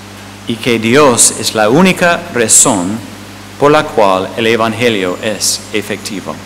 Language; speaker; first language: Spanish; non-native, fluent; English